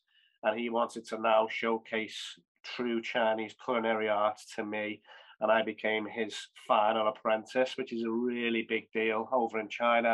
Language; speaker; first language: English; native; English